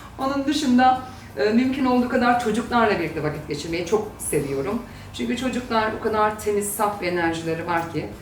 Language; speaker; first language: Turkish; early bilingual, heritage; Turkish